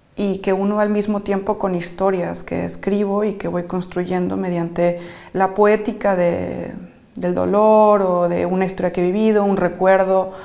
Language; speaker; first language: Spanish; native; Spanish